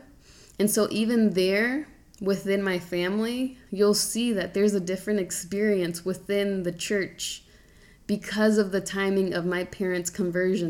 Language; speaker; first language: English; native; English